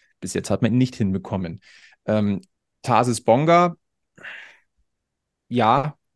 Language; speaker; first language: German; native; German